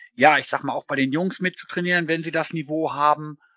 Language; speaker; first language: German; native; German